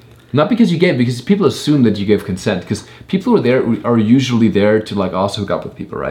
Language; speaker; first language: English; non-native, fluent; German